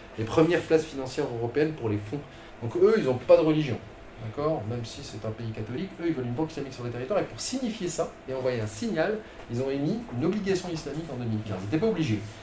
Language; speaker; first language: French; non-native, local second language; Arabic